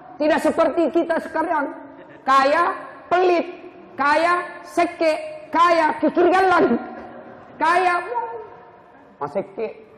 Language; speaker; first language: Indonesian; non-native, local second language; Buginese